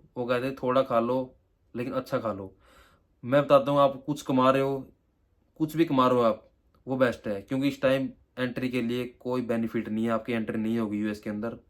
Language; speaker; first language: Hindi; native; Hindi